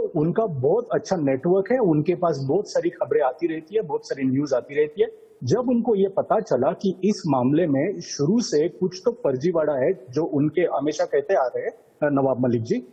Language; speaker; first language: Hindi; native; Hindi